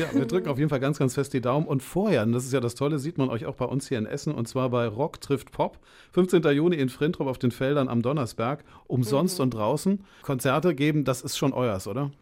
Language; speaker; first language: German; native; German